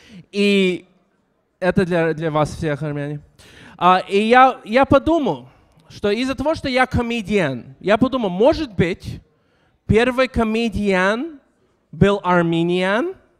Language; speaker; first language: Russian; early bilingual, heritage; Russian